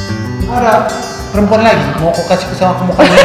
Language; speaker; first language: Indonesian; native; Indonesian